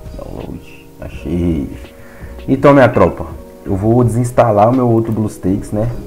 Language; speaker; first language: Portuguese; native; Portuguese